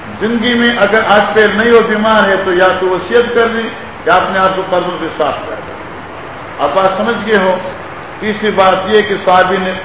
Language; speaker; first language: Urdu; non-native, local second language; Northern Hindko